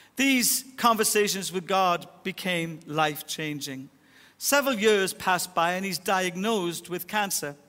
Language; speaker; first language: English; native; English